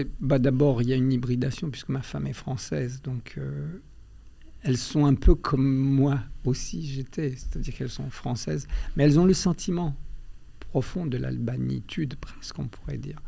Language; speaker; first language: French; early bilingual, other home language; Albanian